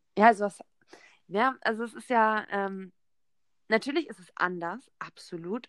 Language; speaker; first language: German; native; German